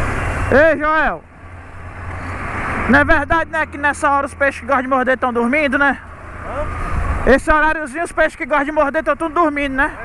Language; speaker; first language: Portuguese; native; Portuguese